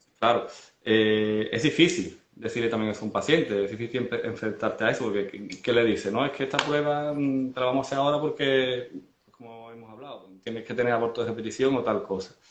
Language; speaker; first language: Spanish; native; Spanish